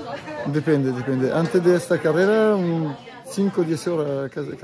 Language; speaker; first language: Spanish; non-native, learner; Italian